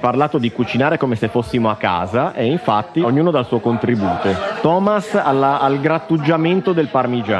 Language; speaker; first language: Italian; native; Italian